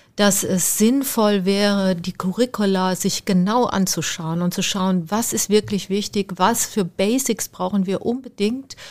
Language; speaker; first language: German; native; German